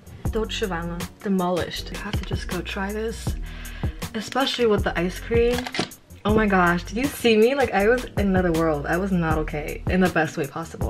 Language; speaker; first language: English; early bilingual, other home language; Chinese